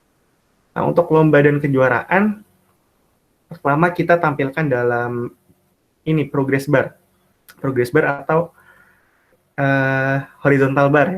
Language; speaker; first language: Indonesian; native; Indonesian